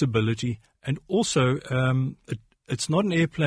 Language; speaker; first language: English; native; English